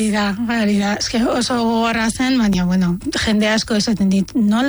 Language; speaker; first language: Basque; non-native, fluent; Arabic